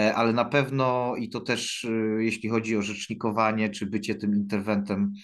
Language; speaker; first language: Polish; native; Polish